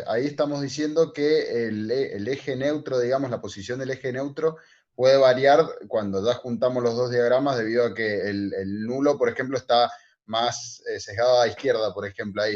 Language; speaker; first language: Spanish; native; Spanish